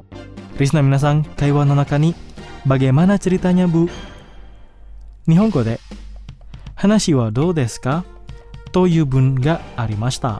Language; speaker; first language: Japanese; non-native, fluent; Indonesian